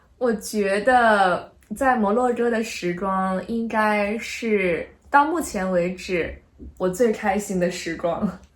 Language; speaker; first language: Chinese; native; Chinese